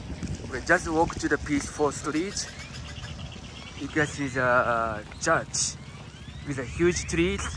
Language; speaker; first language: English; non-native, fluent; Japanese